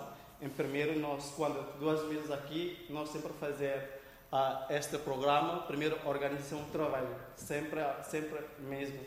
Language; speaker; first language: Portuguese; non-native, local second language; Tetum